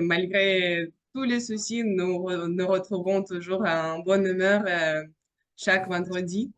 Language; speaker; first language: French; non-native, fluent; Russian